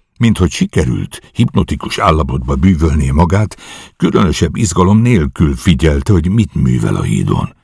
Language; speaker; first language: Hungarian; native; Hungarian